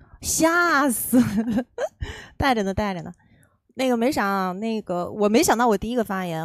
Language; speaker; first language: Chinese; native; Chinese